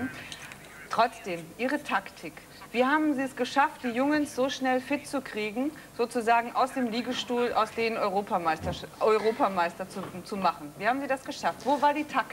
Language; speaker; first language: German; native; German